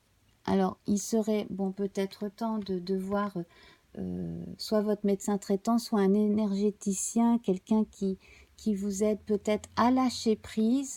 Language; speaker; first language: French; native; French